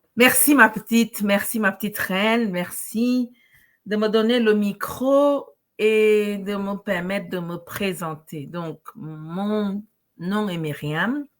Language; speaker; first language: French; non-native, local second language; Lingala